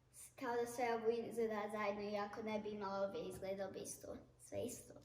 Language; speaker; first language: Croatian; early bilingual, heritage; Bosnian